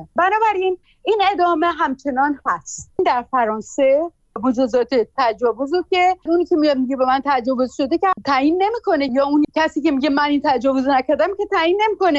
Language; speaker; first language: Persian; native; Persian